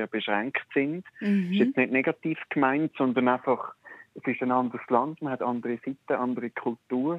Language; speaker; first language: German; native; German